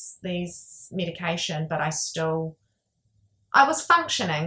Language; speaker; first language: English; native; English